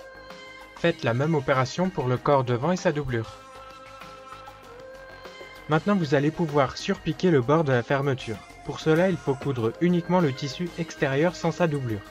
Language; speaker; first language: French; native; French